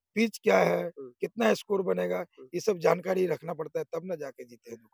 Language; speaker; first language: Hindi; native; Hindi